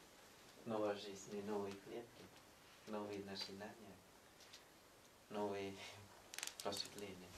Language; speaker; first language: Russian; non-native, learner; Thai